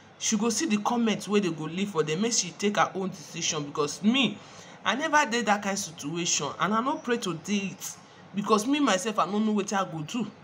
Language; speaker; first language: Nigerian Pidgin; non-native, local second language; Igbo